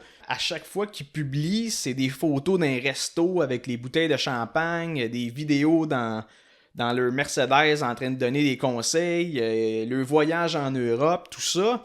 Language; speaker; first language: French; native; French